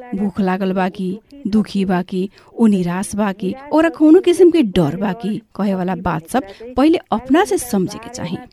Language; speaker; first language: Bhojpuri; non-native, local second language; Nepali